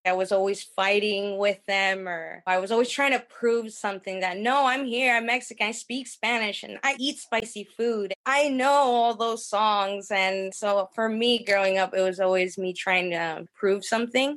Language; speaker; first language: English; early bilingual, other home language; Spanish